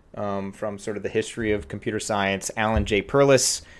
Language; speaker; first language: English; native; English